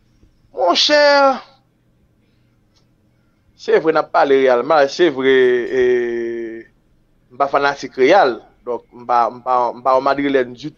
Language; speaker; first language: French; non-native, local second language; Haitian Creole